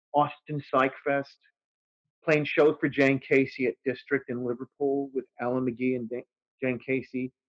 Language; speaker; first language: English; native; English